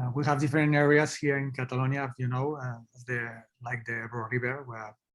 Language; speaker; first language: English; non-native, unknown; Catalan